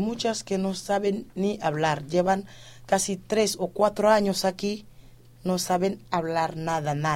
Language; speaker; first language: Spanish; non-native, fluent; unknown